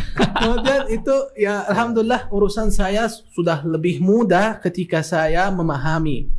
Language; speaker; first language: Indonesian; non-native, fluent; Arabic